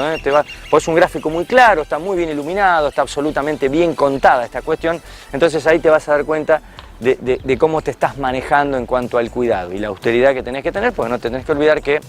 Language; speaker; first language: Spanish; native; Spanish